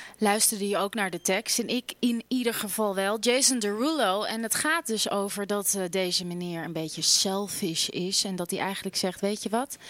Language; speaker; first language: Dutch; native; Dutch